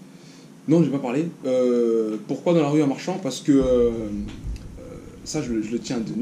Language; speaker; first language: French; native; French